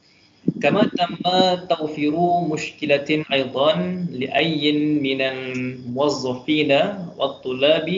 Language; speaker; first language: Arabic; non-native, learner; Malay